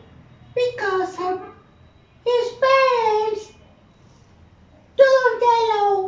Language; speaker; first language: English; non-native, learner; Bangla